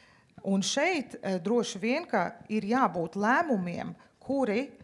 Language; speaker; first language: Latvian; native; Latvian